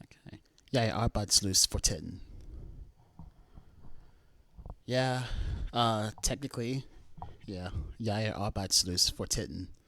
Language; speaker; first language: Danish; non-native, learner; English